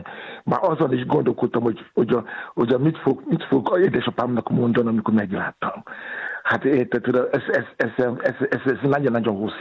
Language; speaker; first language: Hungarian; non-native, fluent; Yoruba